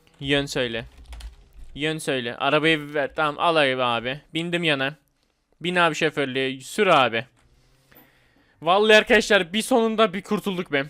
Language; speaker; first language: Turkish; native; Turkish